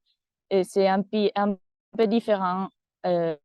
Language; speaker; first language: French; non-native, fluent; Spanish